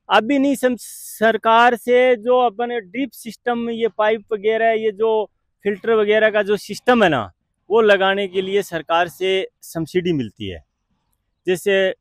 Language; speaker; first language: Hindi; native; Hindi